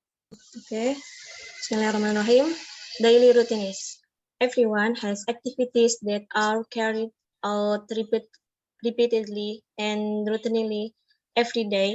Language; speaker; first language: English; non-native, learner; Indonesian